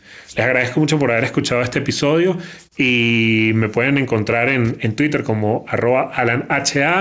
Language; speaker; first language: Spanish; native; Spanish